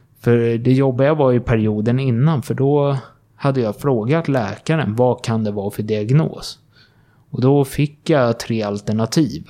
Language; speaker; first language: Swedish; native; Swedish